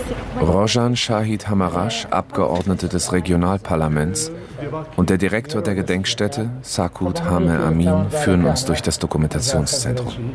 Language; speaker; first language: German; native; German